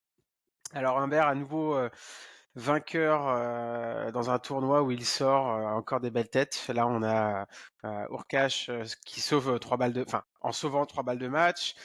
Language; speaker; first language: French; native; French